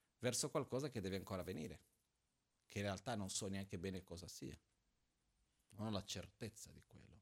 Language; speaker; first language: Italian; non-native, fluent; Portuguese